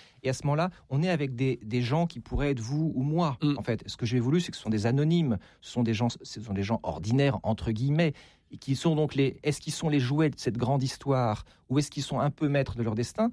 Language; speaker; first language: French; native; French